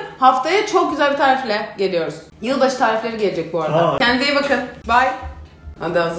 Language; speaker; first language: Turkish; native; Turkish